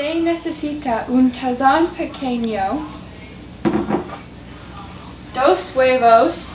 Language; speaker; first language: Spanish; non-native, learner; English